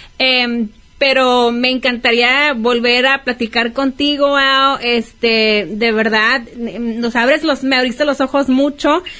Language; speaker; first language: Spanish; native; Spanish